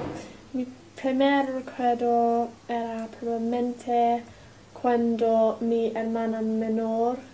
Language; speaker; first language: Spanish; non-native, learner; English